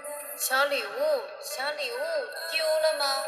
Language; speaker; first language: Chinese; native; Chinese